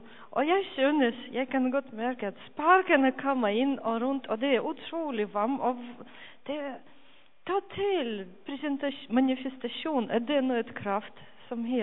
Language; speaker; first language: Danish; non-native, fluent; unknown